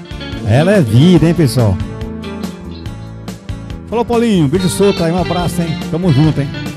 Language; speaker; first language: Portuguese; native; Portuguese